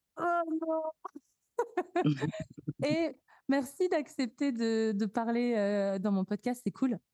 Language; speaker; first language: French; native; French